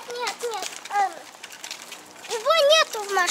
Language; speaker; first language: Russian; early bilingual, heritage; Russian